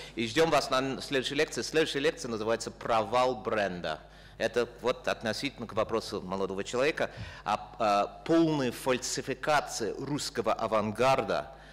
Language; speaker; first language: Russian; non-native, fluent; English